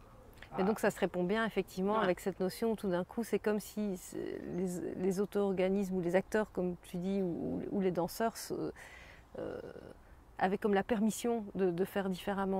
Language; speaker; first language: French; native; French